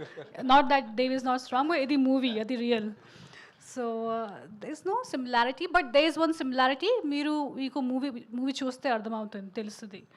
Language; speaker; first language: Telugu; non-native, fluent; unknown